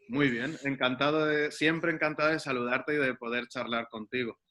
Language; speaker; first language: Spanish; native; Spanish